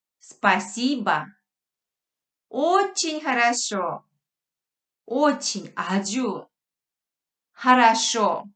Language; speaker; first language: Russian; non-native, fluent; Korean